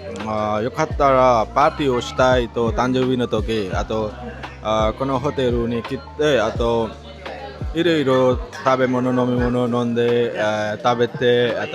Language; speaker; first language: Japanese; non-native, learner; Nepali